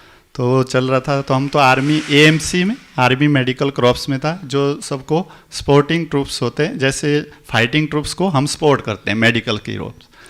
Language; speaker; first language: Hindi; native; Hindi